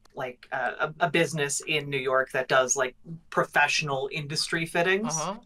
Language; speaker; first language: English; native; English